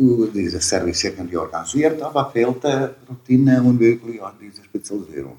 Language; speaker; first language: German; non-native, learner; Bosnian